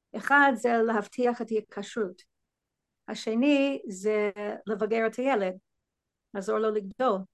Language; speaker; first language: Hebrew; non-native, fluent; English